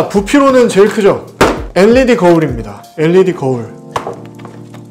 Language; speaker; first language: Korean; native; Korean